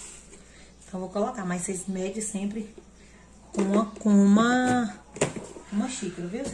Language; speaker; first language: Portuguese; native; Portuguese